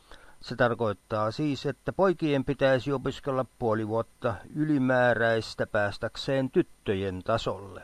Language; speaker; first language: Finnish; native; Finnish